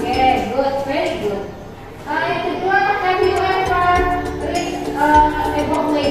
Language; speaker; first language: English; non-native, fluent; Indonesian